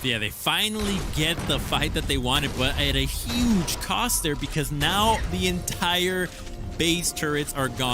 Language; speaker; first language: English; native; English